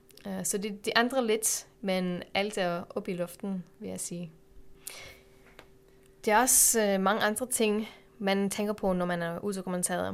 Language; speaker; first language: Danish; non-native, fluent; English